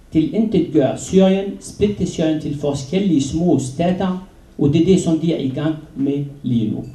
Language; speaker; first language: Danish; non-native, fluent; Arabic